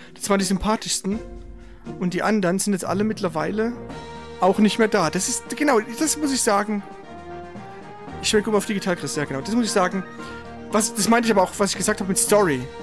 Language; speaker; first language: German; native; German